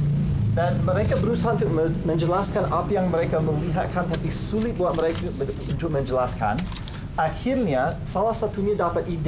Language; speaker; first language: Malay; non-native, fluent; English